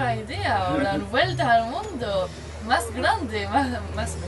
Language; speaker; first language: Spanish; non-native, learner; French